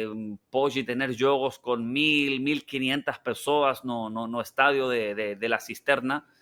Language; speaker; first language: Portuguese; non-native, learner; Spanish